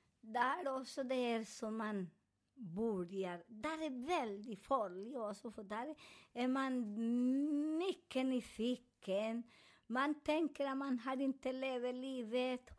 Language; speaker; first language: Swedish; non-native, fluent; Spanish